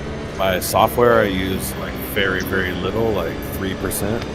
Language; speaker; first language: English; native; English